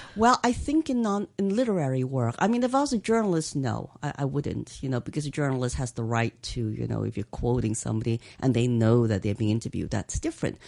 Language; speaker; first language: English; native; English